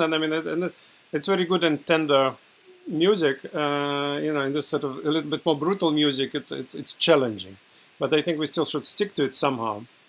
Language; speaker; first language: English; non-native, fluent; Russian